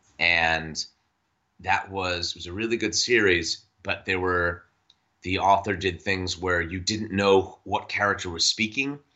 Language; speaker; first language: English; native; English